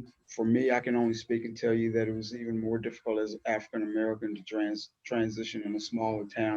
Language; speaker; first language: English; native; English